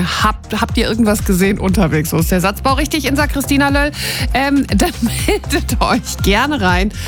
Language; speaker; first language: German; native; German